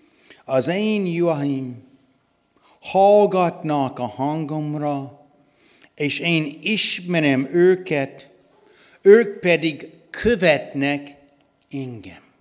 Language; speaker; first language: Hungarian; non-native, learner; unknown